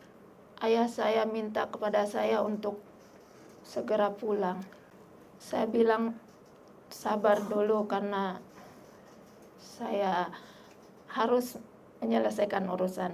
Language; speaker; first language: Indonesian; non-native, local second language; Sasak